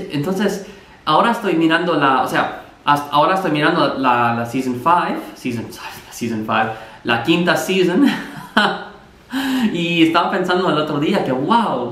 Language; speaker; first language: Spanish; non-native, fluent; English